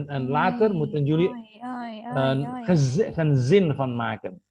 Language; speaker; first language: Dutch; non-native, fluent; Indonesian